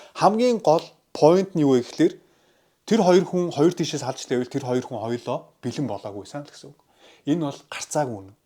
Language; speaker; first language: Mongolian; early bilingual, heritage; Mongolian